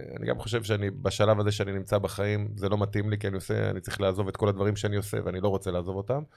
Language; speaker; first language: Hebrew; native; Hebrew